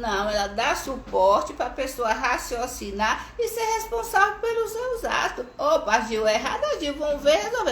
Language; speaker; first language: Portuguese; native; Portuguese